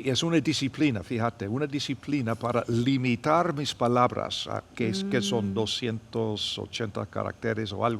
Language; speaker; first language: Spanish; non-native, fluent; English